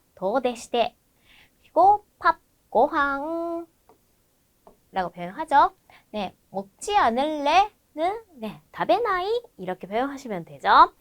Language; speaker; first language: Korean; non-native, fluent; Japanese